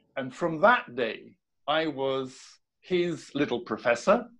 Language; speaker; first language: English; native; English